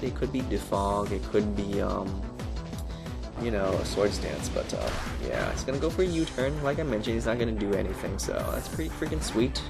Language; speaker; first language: English; native; English